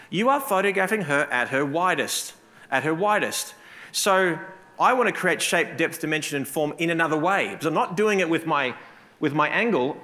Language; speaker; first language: English; native; English